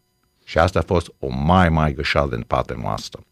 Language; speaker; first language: Romanian; early bilingual, heritage; Romanian